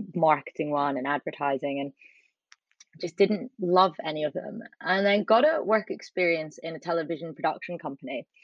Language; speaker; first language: English; native; English